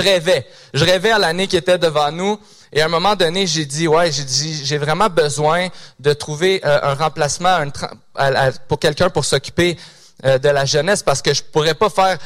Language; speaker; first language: French; native; French